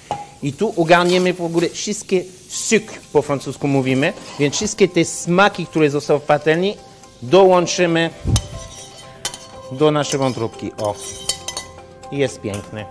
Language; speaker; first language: Polish; non-native, learner; French